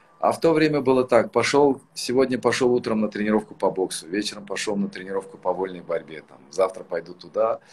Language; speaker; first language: Russian; native; Russian